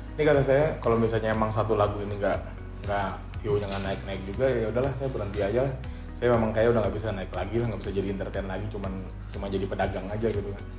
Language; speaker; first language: Indonesian; non-native, local second language; Banjar